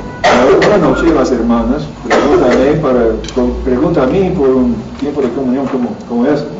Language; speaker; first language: Spanish; non-native, learner; English